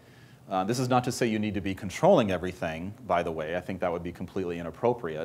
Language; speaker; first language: English; native; English